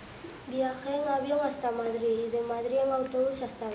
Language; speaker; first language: Spanish; native; Spanish